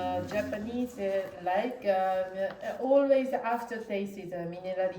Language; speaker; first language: English; non-native, learner; Japanese